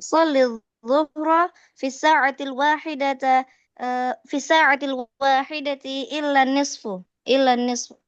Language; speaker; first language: Arabic; non-native, learner; Indonesian